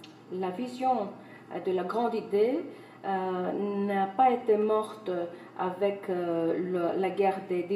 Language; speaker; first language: French; non-native, fluent; Greek